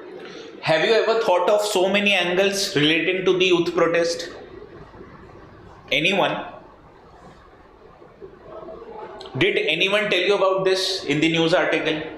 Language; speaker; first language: English; non-native, local second language; Hindi